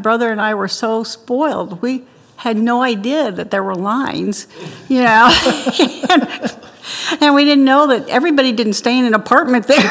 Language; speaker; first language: English; native; English